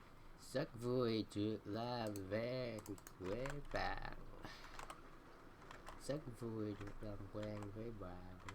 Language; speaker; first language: Vietnamese; non-native, learner; English